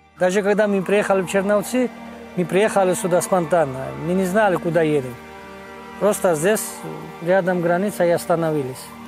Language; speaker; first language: Russian; non-native, local second language; Georgian